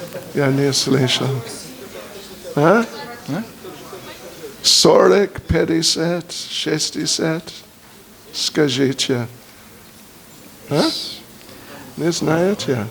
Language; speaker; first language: Russian; non-native, learner; English